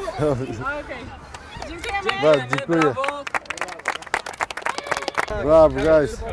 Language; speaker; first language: Polish; non-native, learner; Portuguese